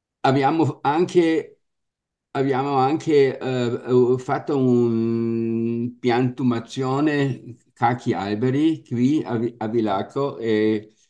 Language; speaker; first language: Italian; non-native, learner; German